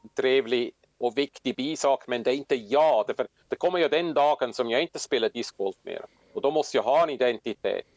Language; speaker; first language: Swedish; non-native, fluent; Swiss German